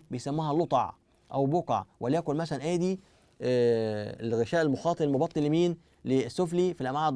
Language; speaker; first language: Arabic; native; Arabic